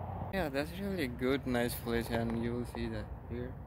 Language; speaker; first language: English; non-native, learner; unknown